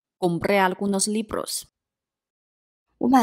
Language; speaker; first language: Spanish; non-native, fluent; Chinese